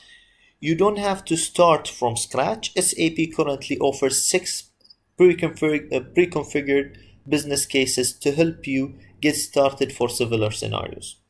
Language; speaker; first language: English; non-native, fluent; Arabic